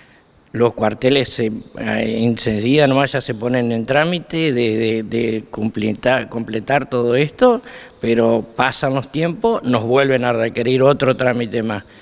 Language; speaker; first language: Spanish; native; Spanish